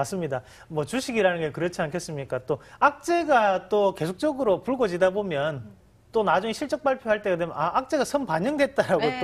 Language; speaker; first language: Korean; native; Korean